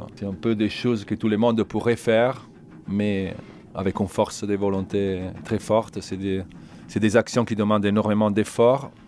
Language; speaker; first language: French; non-native, fluent; Italian